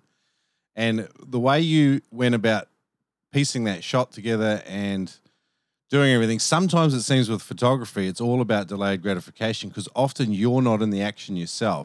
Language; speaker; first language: English; native; English